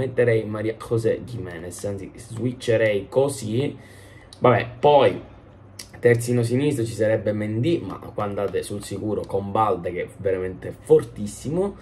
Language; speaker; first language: Italian; native; Italian